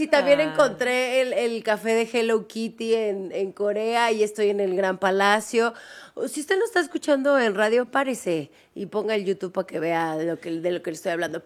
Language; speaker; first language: Spanish; native; Spanish